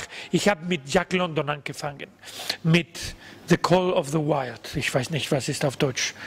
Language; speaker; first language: German; non-native, learner; Spanish